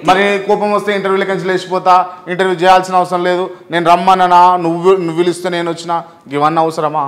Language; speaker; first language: Telugu; native; Telugu